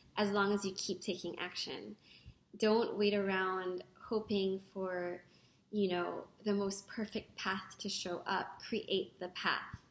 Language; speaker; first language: English; non-native, local second language; Filipino